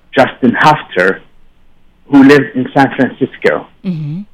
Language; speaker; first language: English; non-native, fluent; Arabic